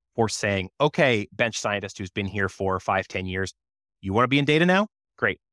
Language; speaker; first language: English; native; English